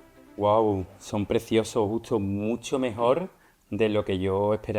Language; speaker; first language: Spanish; native; Spanish